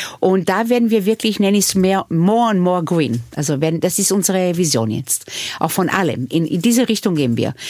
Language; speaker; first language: German; early bilingual, other home language; Hebrew